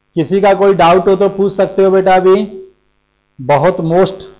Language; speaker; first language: Hindi; native; Hindi